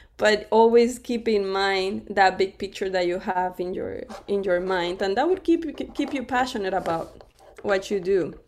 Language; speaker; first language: English; non-native, fluent; Spanish